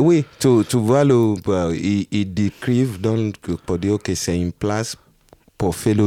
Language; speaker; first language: French; non-native, learner; Yoruba